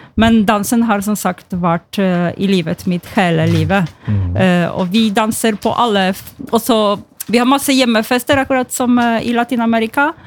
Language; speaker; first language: Norwegian; non-native, fluent; Polish